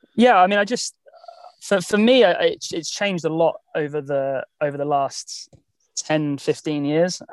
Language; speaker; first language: English; native; English